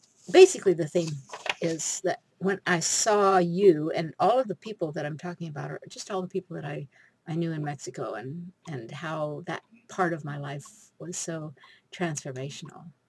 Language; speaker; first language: English; native; English